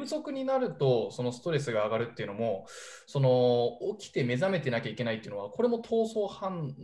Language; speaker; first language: Japanese; native; Japanese